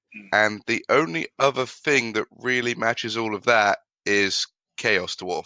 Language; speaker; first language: English; native; English